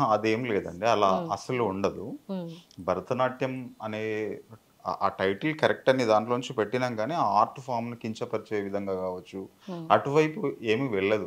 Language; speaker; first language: Telugu; native; Telugu